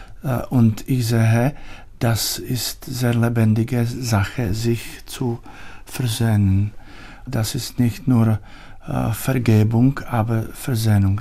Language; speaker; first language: German; non-native, learner; Czech